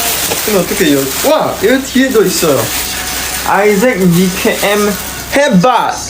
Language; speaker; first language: Korean; non-native, fluent; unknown